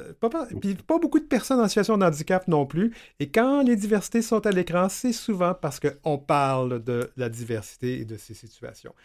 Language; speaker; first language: French; native; French